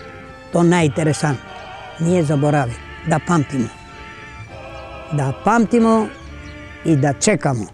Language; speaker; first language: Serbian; non-native, local second language; Greek